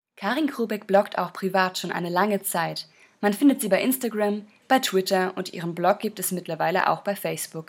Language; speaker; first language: German; native; German